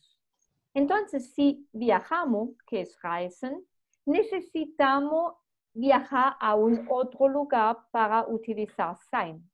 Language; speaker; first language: Spanish; non-native, fluent; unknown